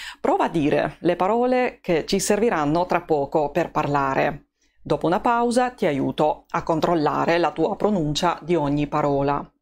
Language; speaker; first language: Italian; non-native, fluent; Russian